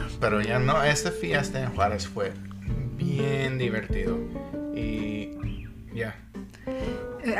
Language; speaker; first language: Spanish; non-native, learner; English